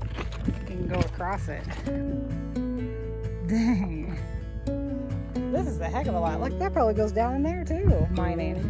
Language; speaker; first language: English; native; English